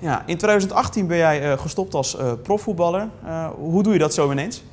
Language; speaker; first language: Dutch; native; Dutch